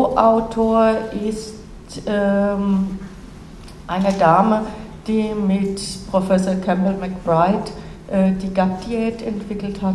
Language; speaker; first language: German; non-native, fluent; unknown